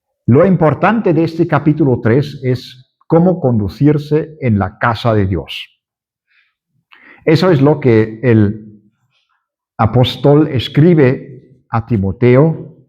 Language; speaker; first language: Spanish; non-native, fluent; German